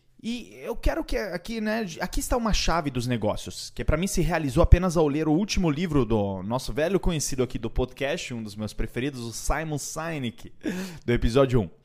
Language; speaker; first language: Portuguese; non-native, fluent; Italian